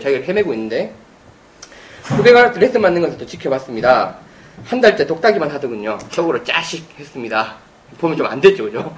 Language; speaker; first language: Korean; native; Korean